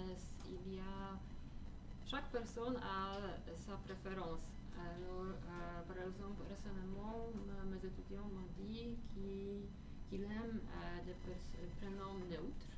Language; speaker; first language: French; non-native, fluent; Polish